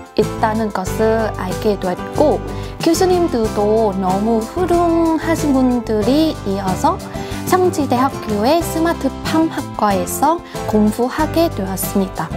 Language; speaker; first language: Korean; non-native, learner; Vietnamese